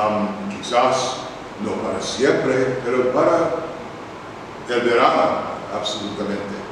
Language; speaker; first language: Spanish; non-native, learner; English